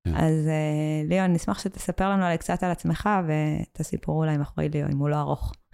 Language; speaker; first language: Hebrew; native; Hebrew